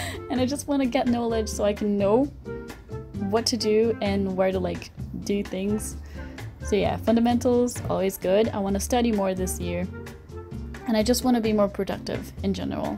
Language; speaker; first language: English; non-native, fluent; Portuguese